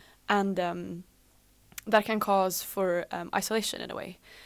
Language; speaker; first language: English; non-native, fluent; Dutch